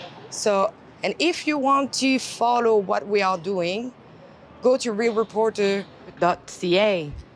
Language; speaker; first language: English; non-native, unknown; French